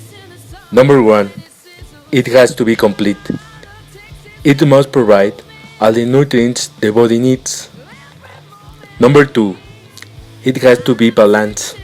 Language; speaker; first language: English; non-native, learner; Spanish